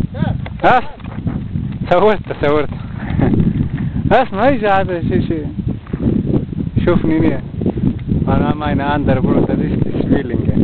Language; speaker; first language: German; non-native, learner; Arabic